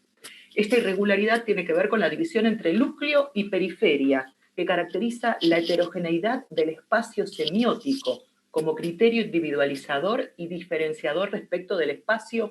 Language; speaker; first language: Spanish; native; Spanish